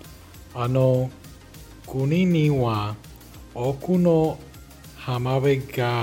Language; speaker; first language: Japanese; non-native, learner; English